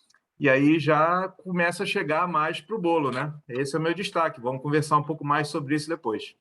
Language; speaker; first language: Portuguese; native; Portuguese